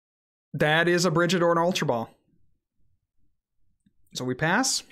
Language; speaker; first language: English; native; English